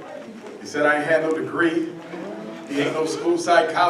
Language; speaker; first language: English; native; English